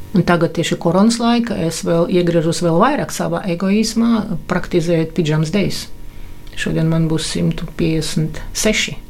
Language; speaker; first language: Latvian; non-native, local second language; Russian